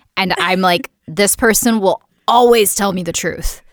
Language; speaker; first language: English; native; English